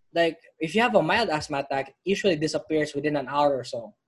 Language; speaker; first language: English; non-native, local second language; Filipino